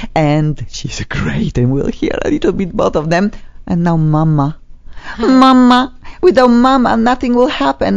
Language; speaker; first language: English; non-native, fluent; Polish